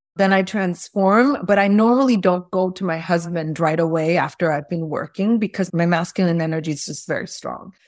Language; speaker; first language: English; early bilingual, other home language; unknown